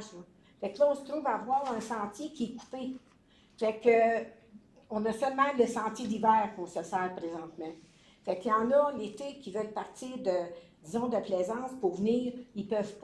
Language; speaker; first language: French; native; French